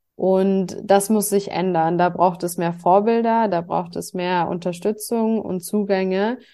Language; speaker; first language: German; early bilingual, other home language; Turkish